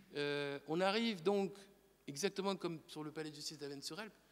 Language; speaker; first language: French; native; French